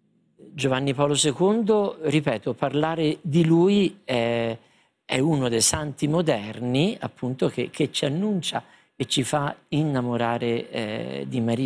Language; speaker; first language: Italian; native; Italian